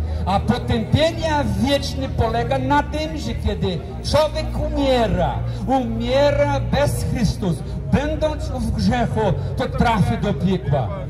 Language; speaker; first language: Polish; non-native, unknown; Portuguese